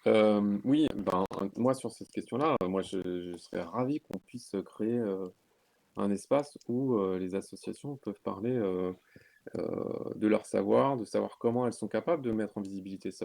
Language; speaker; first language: French; native; French